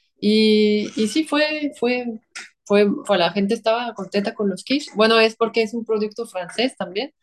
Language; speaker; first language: Spanish; non-native, fluent; French